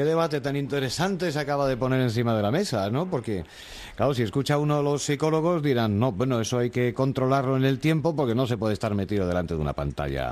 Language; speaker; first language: Spanish; native; Spanish